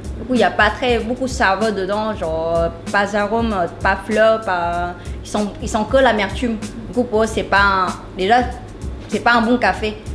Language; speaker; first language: French; non-native, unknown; Vietnamese